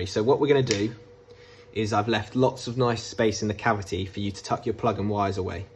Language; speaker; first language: English; native; English